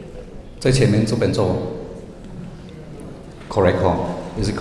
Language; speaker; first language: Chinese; non-native, learner; English